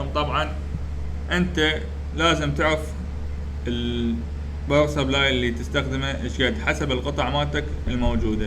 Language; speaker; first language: Arabic; native; Arabic